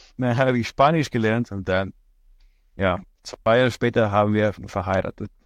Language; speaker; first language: German; non-native, fluent; Slovenian